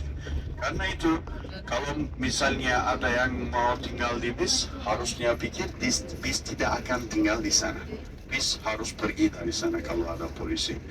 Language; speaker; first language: Indonesian; non-native, fluent; Turkish